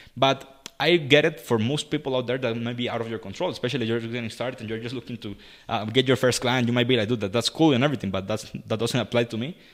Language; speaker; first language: English; non-native, fluent; Spanish